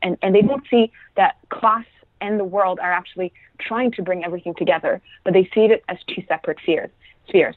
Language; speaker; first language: English; non-native, fluent; French